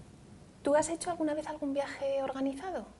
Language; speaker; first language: Spanish; native; Spanish